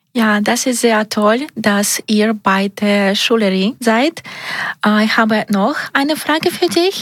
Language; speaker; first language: German; non-native, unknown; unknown